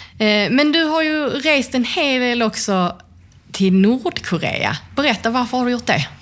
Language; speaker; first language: Swedish; native; Swedish